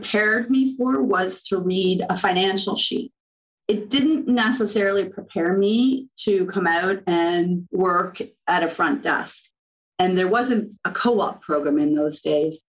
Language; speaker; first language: English; native; English